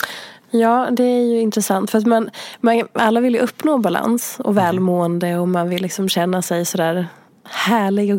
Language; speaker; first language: Swedish; native; Swedish